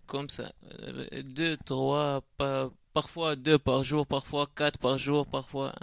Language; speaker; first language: French; non-native, learner; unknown